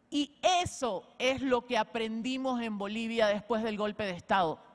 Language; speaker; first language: Spanish; native; Spanish